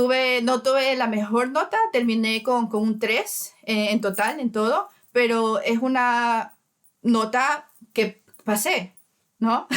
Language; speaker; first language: Spanish; early bilingual, heritage; Spanish